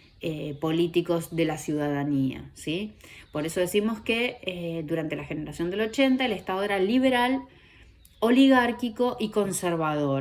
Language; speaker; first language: Spanish; native; Spanish